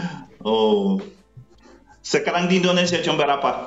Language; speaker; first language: Indonesian; non-native, learner; Portuguese